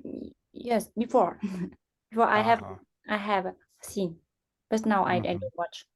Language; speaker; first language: English; non-native, learner; Vietnamese